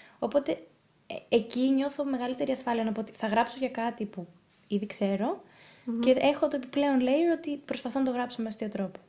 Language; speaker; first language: Greek; early bilingual, heritage; Greek